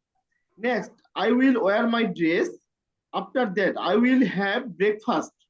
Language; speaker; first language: English; non-native, learner; Bangla